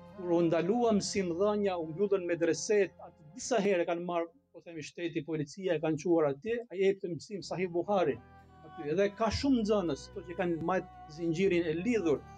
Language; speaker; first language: Albanian; native; Albanian